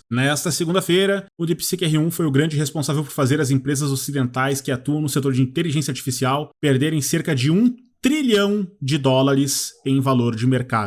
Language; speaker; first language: Portuguese; native; Portuguese